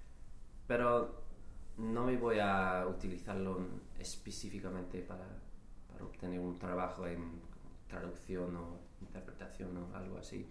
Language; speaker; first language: Spanish; non-native, fluent; English